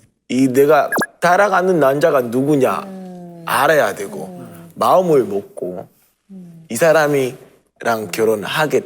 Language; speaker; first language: Korean; non-native, fluent; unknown